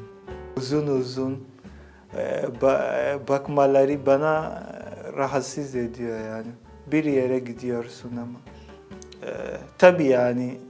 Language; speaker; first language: Turkish; non-native, fluent; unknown